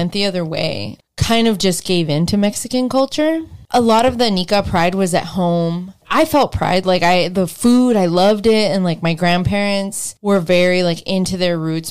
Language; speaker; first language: English; native; English